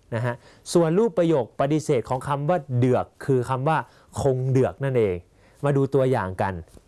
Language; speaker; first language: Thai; native; Thai